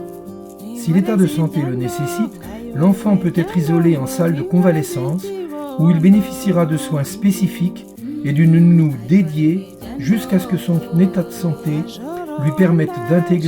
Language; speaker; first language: French; native; French